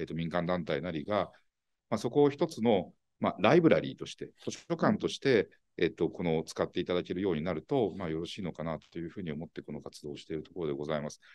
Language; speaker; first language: Japanese; native; Japanese